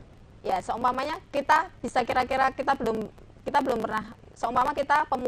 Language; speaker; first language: Indonesian; native; Indonesian